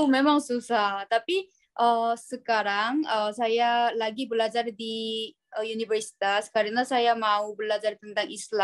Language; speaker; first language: Indonesian; non-native, learner; Korean